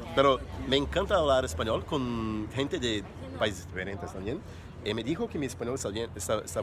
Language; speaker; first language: Spanish; non-native, fluent; Portuguese